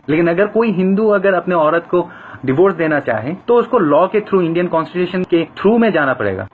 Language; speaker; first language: Hindi; non-native, fluent; Bangla